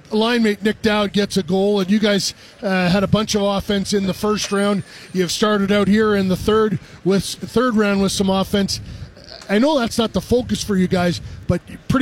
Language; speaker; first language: English; native; English